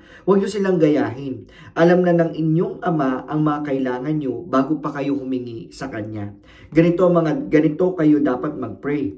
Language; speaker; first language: Filipino; native; Filipino